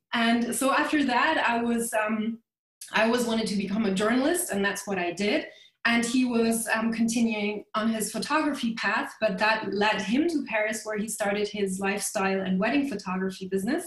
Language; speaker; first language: English; non-native, fluent; German